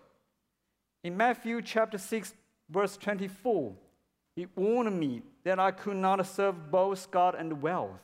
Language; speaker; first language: English; non-native, fluent; Chinese